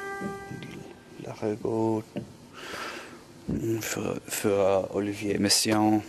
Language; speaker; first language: German; non-native, learner; English